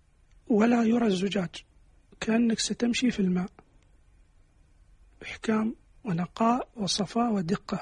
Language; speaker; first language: Arabic; native; Arabic